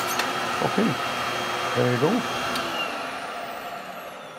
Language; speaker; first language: English; native; English